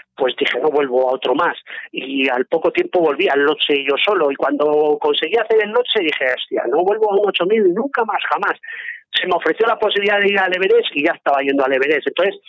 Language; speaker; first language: Spanish; native; Spanish